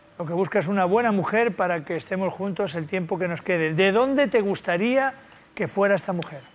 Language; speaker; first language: Spanish; native; Spanish